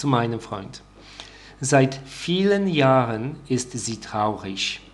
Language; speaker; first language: German; non-native, fluent; Polish